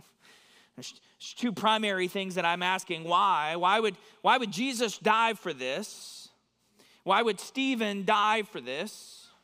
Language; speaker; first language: English; native; English